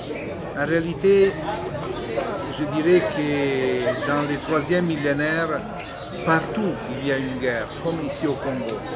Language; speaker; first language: French; non-native, fluent; Italian